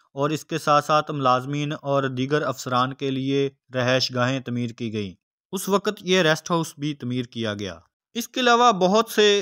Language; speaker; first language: Urdu; non-native, local second language; Punjabi